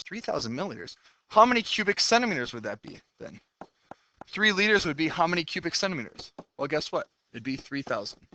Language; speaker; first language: English; native; English